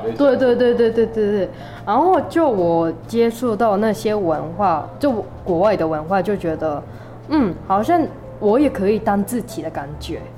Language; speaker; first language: Chinese; non-native, fluent; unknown